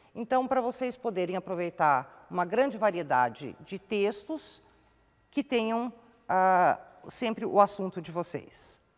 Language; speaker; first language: Portuguese; native; Portuguese